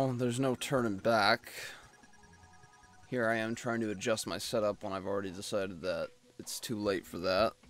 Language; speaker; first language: English; native; English